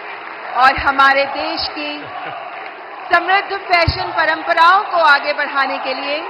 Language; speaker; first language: Hindi; native; Hindi